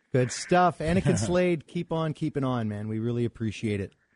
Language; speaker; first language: English; native; English